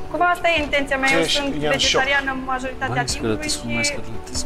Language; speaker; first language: Romanian; native; Romanian